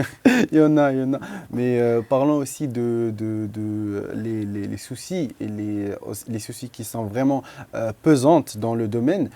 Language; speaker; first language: French; non-native, local second language; Arabic